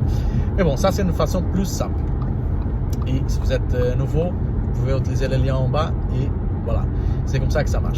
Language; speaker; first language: French; non-native, learner; Portuguese